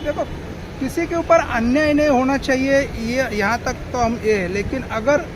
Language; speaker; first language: Hindi; non-native, local second language; Marathi